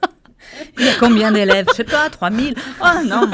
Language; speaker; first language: French; native; French